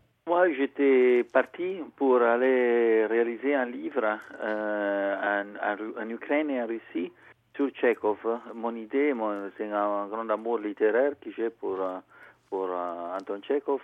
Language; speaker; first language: French; non-native, fluent; Italian